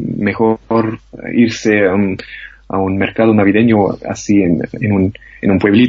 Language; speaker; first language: Spanish; non-native, fluent; German